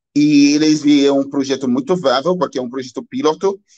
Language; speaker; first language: Portuguese; non-native, learner; Haitian Creole